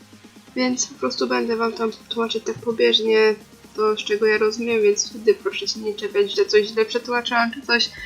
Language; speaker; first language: Polish; native; Polish